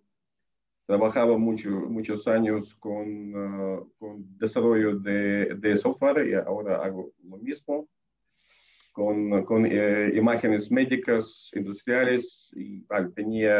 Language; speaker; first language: Spanish; non-native, fluent; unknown